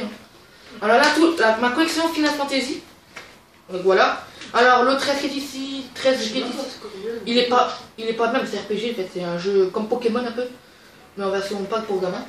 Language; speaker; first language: French; native; French